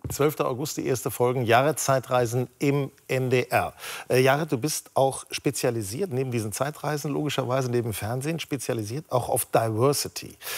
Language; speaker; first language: German; native; German